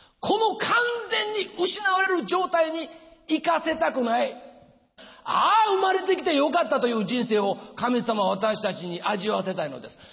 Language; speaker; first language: Japanese; native; Japanese